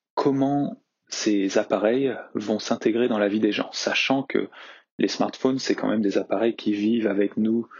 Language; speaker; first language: French; native; French